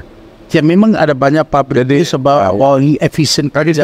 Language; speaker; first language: Indonesian; non-native, fluent; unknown